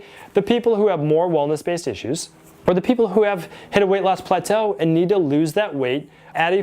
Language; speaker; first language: English; native; English